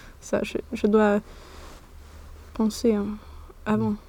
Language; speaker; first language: French; non-native, learner; Swedish